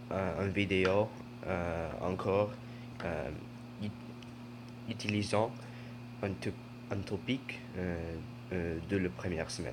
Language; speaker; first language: French; non-native, learner; English